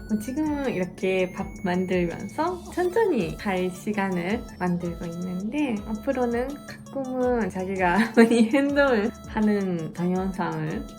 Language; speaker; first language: Korean; non-native, fluent; Japanese